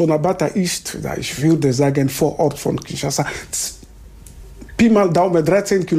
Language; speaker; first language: German; non-native, fluent; Lingala